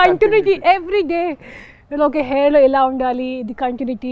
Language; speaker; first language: Telugu; non-native, local second language; Hindi